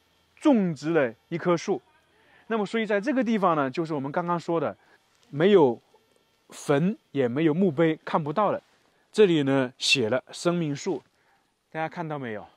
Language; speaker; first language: Chinese; native; Chinese